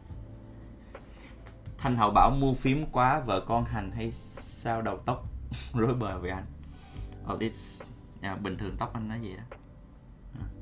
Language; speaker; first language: English; non-native, fluent; Vietnamese